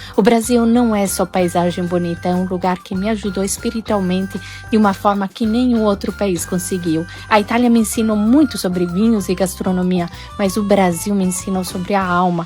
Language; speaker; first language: Portuguese; non-native, fluent; Italian